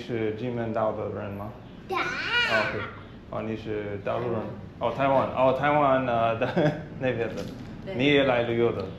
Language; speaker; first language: Chinese; non-native, fluent; English